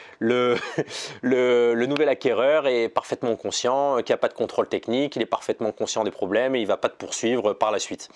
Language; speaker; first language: French; native; French